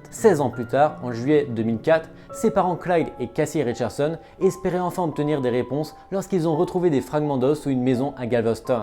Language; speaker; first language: French; native; French